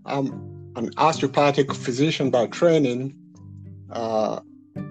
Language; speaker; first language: English; non-native, local second language; Yoruba